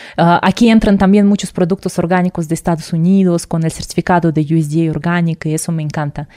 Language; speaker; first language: Spanish; non-native, fluent; Russian